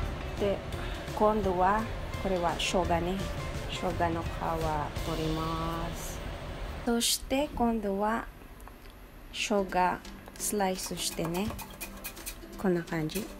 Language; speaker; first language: Japanese; non-native, fluent; Filipino